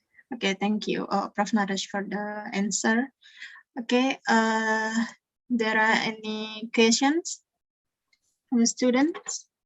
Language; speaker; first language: English; non-native, learner; Indonesian